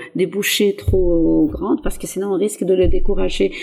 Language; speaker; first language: French; early bilingual, other home language; Arabic